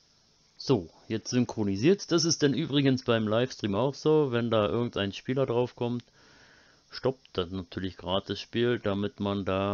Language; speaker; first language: German; native; German